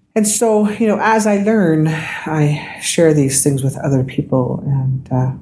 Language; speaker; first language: English; native; English